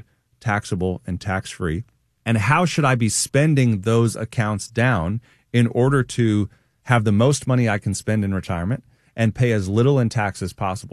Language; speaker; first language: English; native; English